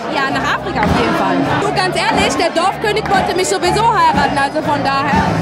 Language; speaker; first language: German; early bilingual, other home language; Arabic